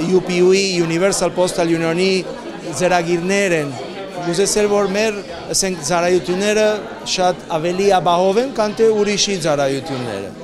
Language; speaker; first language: Armenian; early bilingual, heritage; Armenian